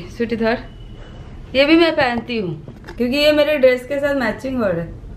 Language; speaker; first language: Hindi; non-native, local second language; Bangla